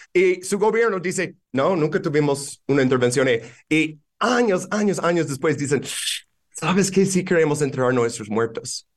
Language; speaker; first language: Spanish; non-native, fluent; English